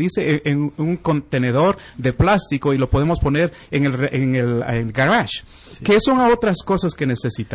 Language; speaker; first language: Spanish; native; Spanish